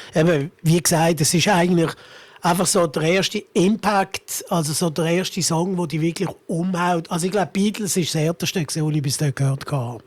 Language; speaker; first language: German; early bilingual, other home language; Italian